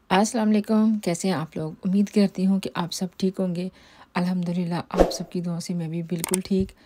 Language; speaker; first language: Urdu; native; Urdu